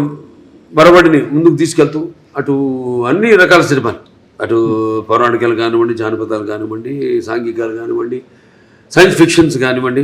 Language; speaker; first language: Telugu; native; Telugu